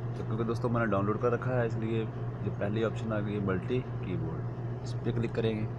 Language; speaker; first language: Urdu; native; Urdu